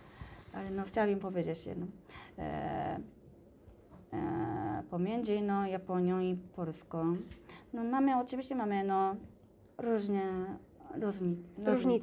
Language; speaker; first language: Polish; non-native, learner; Japanese